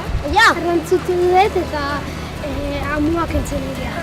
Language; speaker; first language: Basque; non-native, local second language; Spanish